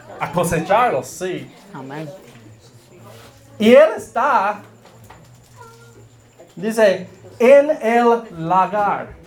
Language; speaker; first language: Spanish; non-native, learner; English